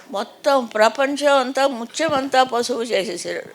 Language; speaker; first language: Telugu; native; Telugu